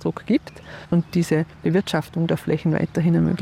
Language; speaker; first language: German; native; German